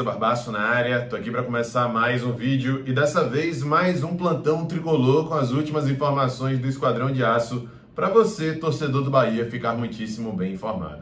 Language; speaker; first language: Portuguese; native; Portuguese